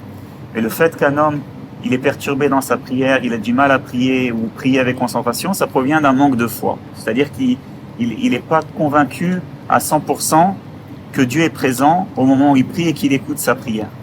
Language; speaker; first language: French; native; French